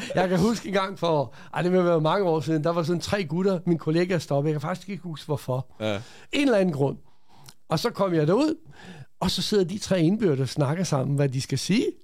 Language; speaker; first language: Danish; early bilingual, other home language; Croatian